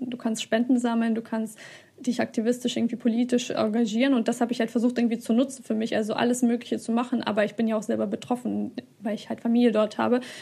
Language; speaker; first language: German; early bilingual, other home language; Russian